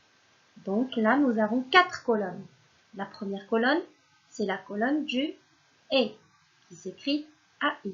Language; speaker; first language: French; non-native, local second language; Arabic